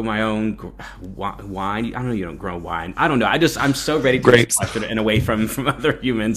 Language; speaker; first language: English; native; English